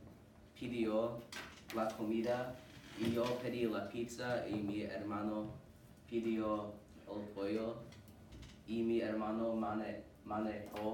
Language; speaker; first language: Spanish; non-native, learner; English